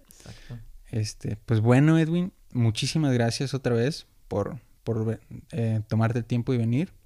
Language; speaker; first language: Spanish; native; Spanish